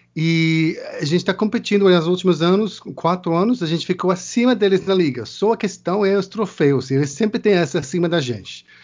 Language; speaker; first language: Portuguese; non-native, learner; English